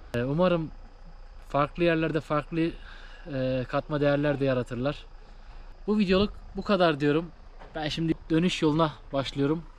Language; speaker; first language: Turkish; native; Turkish